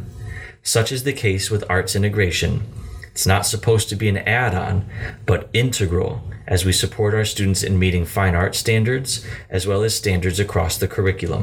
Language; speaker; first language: English; native; English